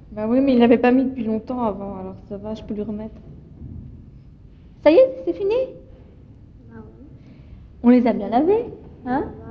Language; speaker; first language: French; native; French